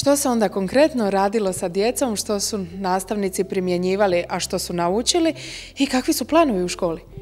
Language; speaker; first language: Croatian; native; Croatian